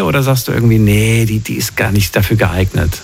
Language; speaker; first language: German; native; German